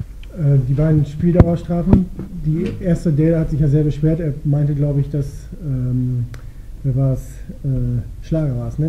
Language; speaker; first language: German; native; German